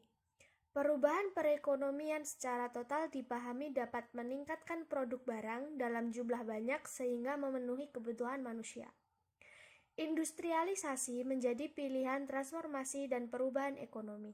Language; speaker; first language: Indonesian; native; Indonesian